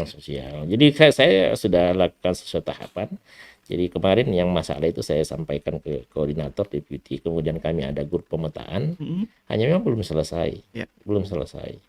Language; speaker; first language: Indonesian; native; Indonesian